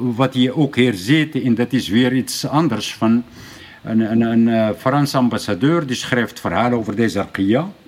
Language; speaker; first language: Dutch; non-native, fluent; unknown